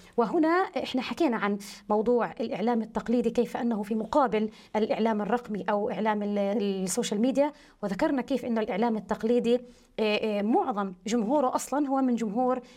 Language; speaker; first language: Arabic; early bilingual, heritage; Arabic